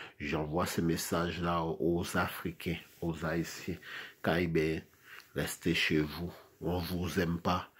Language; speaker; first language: French; non-native, local second language; Haitian Creole